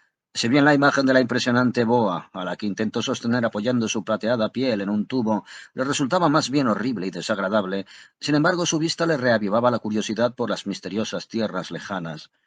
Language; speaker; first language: Spanish; native; Spanish